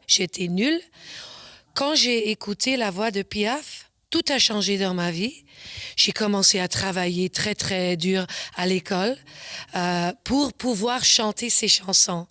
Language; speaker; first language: French; non-native, fluent; English